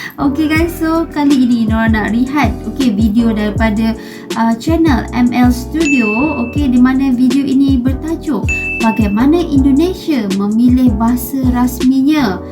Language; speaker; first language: Malay; native; Malay